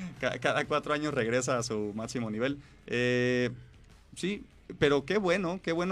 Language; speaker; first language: Spanish; native; Spanish